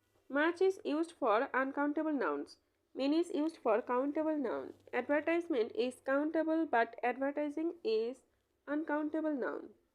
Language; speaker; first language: English; non-native, local second language; Bangla